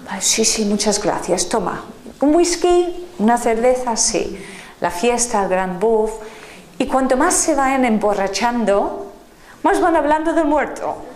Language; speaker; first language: Spanish; non-native, fluent; English